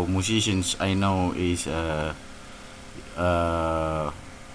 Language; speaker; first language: English; non-native, learner; Indonesian